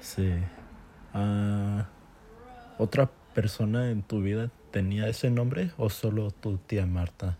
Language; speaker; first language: Spanish; early bilingual, heritage; Spanish